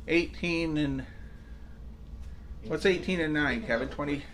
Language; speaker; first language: English; native; English